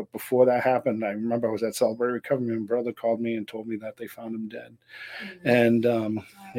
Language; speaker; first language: English; native; English